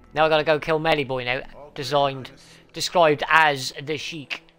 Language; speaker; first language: English; native; English